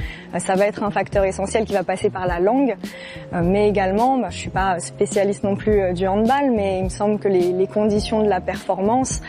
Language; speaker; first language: French; native; French